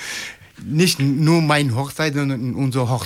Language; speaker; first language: German; non-native, learner; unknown